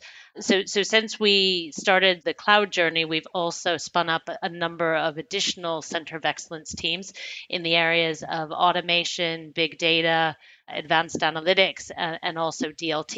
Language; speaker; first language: English; native; English